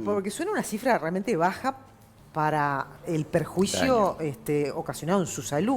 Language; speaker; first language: Spanish; native; Spanish